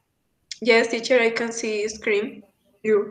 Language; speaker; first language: English; non-native, learner; Spanish